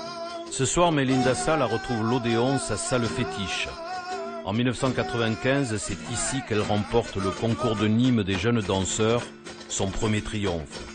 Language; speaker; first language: French; native; French